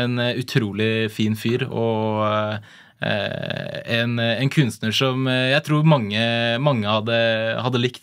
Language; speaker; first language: Norwegian; native; Norwegian